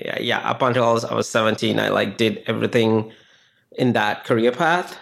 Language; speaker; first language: English; non-native, local second language; Sinhala